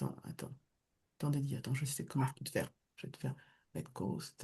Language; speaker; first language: French; native; French